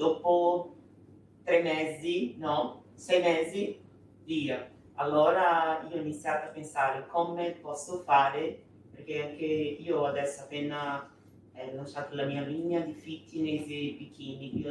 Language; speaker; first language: Italian; non-native, fluent; Portuguese